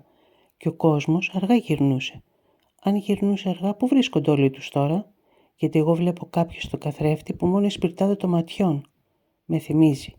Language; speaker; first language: Greek; native; Greek